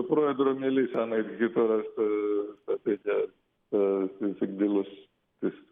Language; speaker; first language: Greek; non-native, fluent; Russian